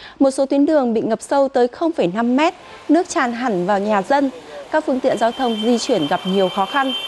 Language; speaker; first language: Vietnamese; native; Vietnamese